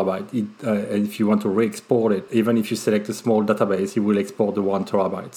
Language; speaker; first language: English; non-native, fluent; French